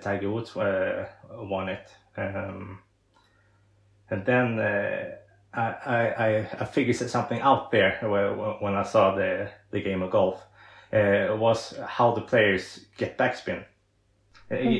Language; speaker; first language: English; non-native, fluent; Swedish